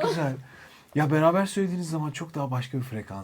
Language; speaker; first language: Turkish; native; Turkish